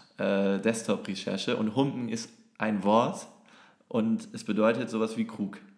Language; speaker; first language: German; native; German